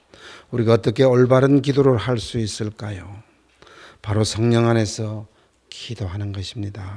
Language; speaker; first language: Korean; native; Korean